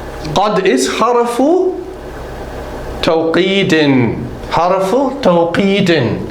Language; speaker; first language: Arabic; non-native, fluent; English